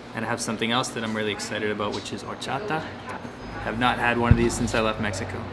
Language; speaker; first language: English; native; English